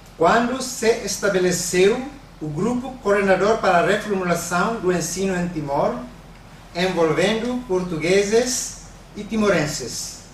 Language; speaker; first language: Portuguese; non-native, fluent; Tetum